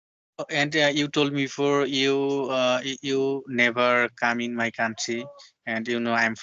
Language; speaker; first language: English; non-native, learner; Bangla